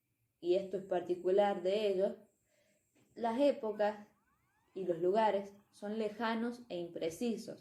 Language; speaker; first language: Spanish; native; Spanish